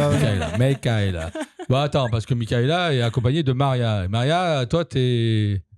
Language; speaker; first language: French; native; French